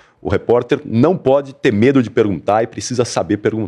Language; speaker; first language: Portuguese; native; Portuguese